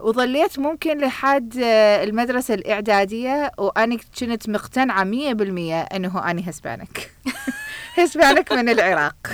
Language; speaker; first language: Arabic; early bilingual, heritage; Arabic